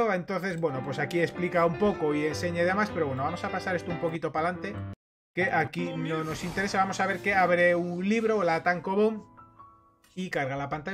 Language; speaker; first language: Spanish; native; Spanish